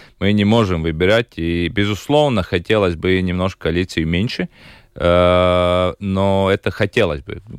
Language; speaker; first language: Russian; non-native, local second language; Latvian